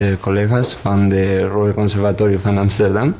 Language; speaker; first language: Dutch; non-native, learner; Spanish